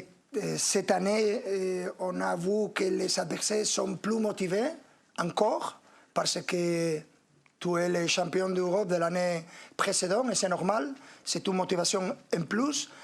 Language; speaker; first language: French; non-native, fluent; Spanish